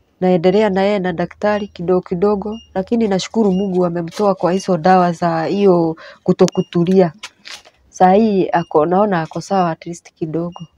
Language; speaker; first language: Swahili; non-native, local second language; Kikuyu